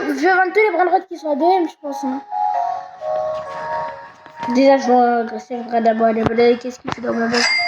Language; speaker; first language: French; native; French